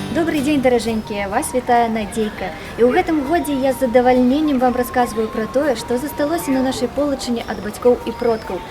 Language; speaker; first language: Belarusian; native; Belarusian